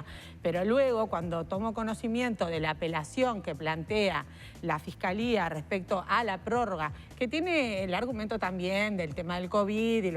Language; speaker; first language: Spanish; native; Spanish